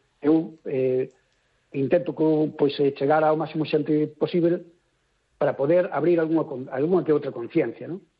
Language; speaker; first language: Galician; native; Galician